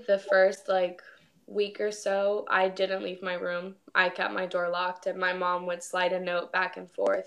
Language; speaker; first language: English; native; English